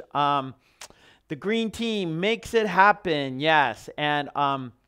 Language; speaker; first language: English; native; English